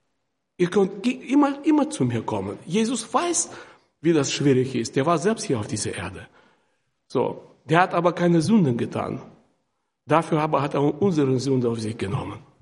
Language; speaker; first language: German; non-native, fluent; Russian